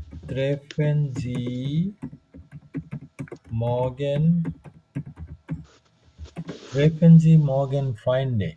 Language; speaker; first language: German; non-native, fluent; Bangla